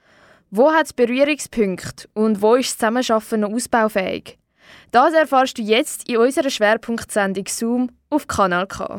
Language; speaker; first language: German; native; German